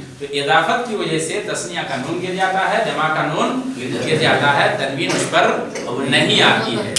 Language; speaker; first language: Urdu; native; Urdu